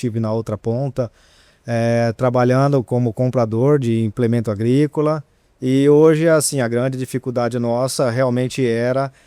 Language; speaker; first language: Portuguese; native; Portuguese